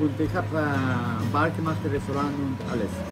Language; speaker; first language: German; non-native, learner; Greek